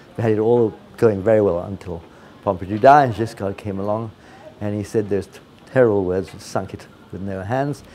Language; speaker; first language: English; non-native, fluent; Italian